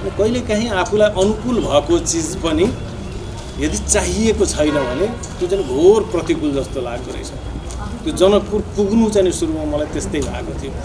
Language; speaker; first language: Nepali; non-native, local second language; Maithili